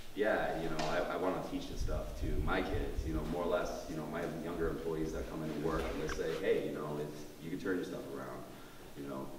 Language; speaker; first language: English; native; English